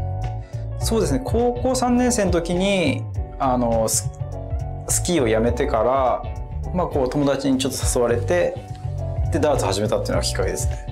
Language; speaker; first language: Japanese; native; Japanese